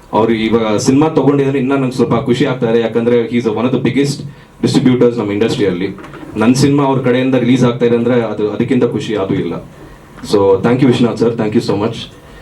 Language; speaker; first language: Kannada; native; Kannada